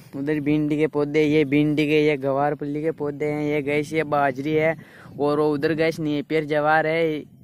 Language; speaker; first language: Hindi; native; Hindi